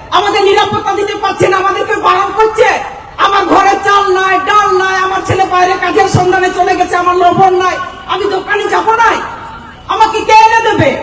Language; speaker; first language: Bangla; non-native, local second language; Santali